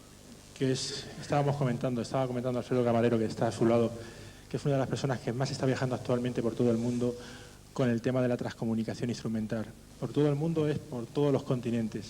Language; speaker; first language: Spanish; native; Spanish